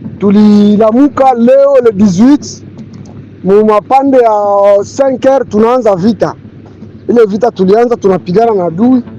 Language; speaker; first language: Swahili; native; Swahili